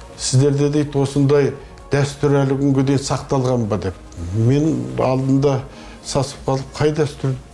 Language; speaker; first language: Kazakh; native; Kazakh